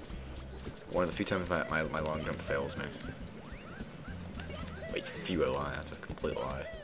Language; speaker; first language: English; native; English